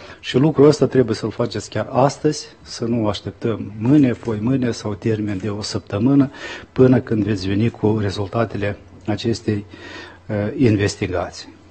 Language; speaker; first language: Romanian; native; Romanian